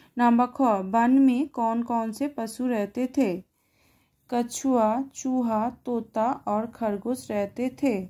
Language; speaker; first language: Hindi; non-native, local second language; Bangla